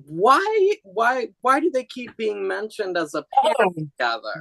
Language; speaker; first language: English; native; English